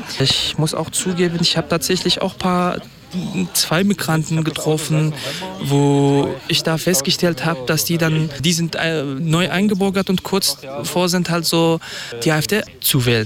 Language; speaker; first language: German; non-native, fluent; Kurdish